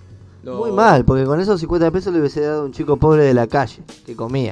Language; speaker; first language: Spanish; native; Spanish